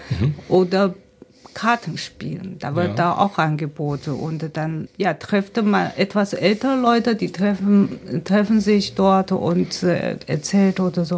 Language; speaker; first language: German; non-native, fluent; Chinese